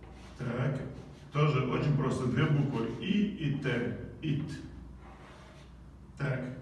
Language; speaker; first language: Russian; non-native, local second language; Chechen